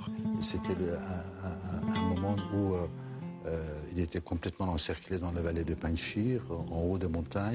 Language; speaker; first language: French; non-native, fluent; Persian